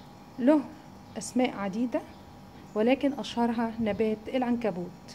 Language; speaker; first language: Arabic; native; Arabic